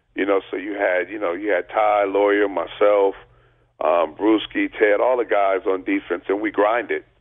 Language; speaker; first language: English; native; English